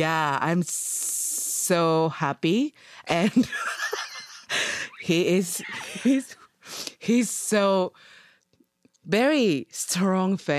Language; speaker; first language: English; non-native, learner; Japanese